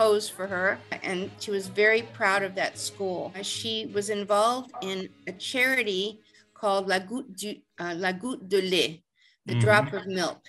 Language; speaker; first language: English; native; English